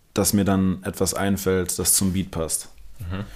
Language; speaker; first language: German; non-native, local second language; English